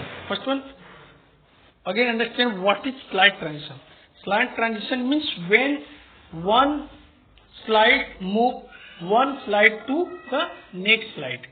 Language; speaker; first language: English; non-native, local second language; Hindi